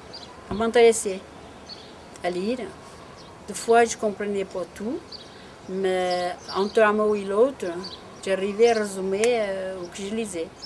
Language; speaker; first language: French; non-native, learner; Portuguese